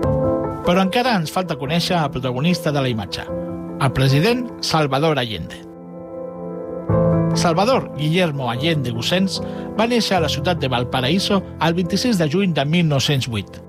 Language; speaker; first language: Catalan; native; Catalan